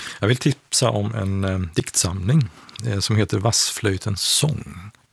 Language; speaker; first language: Swedish; non-native, fluent; Persian